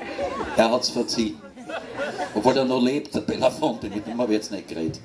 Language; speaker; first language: German; native; German